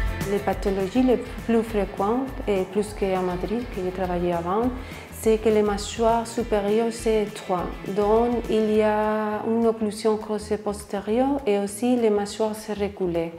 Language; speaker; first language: French; non-native, fluent; Spanish